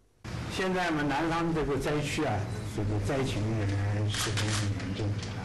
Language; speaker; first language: Chinese; native; Chinese